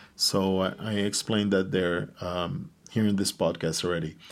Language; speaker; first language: English; non-native, fluent; Portuguese